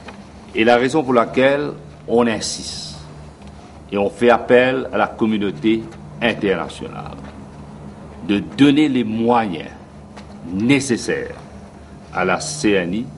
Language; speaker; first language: French; non-native, local second language; Morisyen